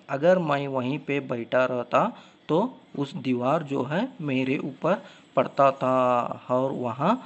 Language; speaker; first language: Hindi; non-native, local second language; Kannada